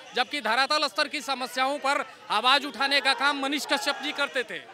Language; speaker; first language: Hindi; native; Hindi